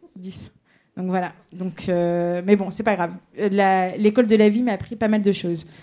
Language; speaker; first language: French; native; French